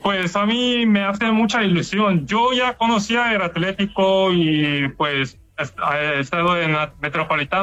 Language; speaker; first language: Spanish; non-native, fluent; Korean